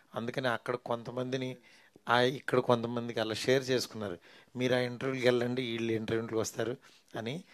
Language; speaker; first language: Telugu; native; Telugu